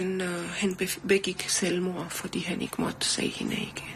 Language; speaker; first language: Danish; non-native, learner; Romanian